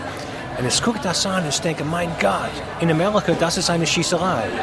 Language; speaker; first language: German; non-native, fluent; English